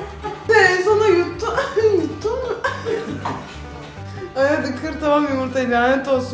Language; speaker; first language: Turkish; native; Turkish